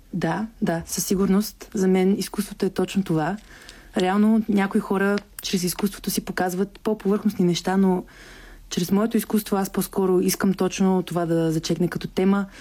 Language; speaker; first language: Bulgarian; early bilingual, heritage; Bulgarian